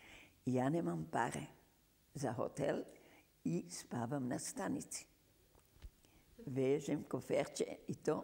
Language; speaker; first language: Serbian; early bilingual, heritage; Serbian